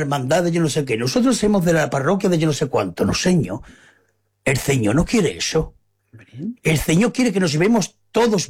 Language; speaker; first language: Spanish; native; Spanish